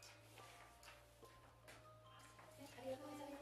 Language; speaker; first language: Japanese; native; Japanese